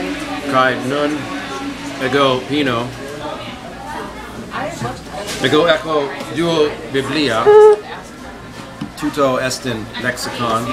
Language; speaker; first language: Greek; non-native, learner; English